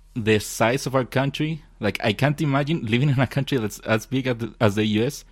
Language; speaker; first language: English; non-native, fluent; Spanish